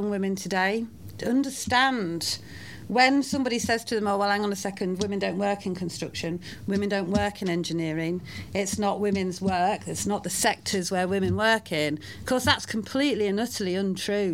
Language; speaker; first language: English; native; English